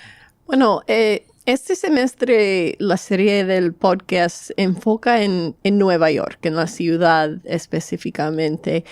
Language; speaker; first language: Spanish; non-native, fluent; English